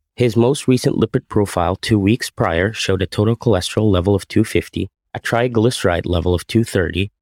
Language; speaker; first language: English; non-native, fluent; Arabic